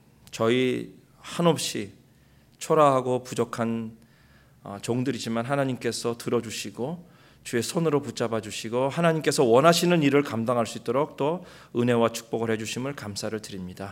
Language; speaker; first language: Korean; early bilingual, heritage; Korean